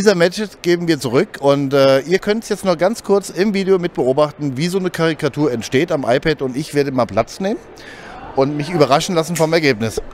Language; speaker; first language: German; native; German